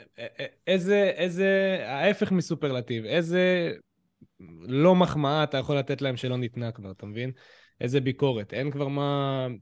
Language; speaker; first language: Hebrew; native; Hebrew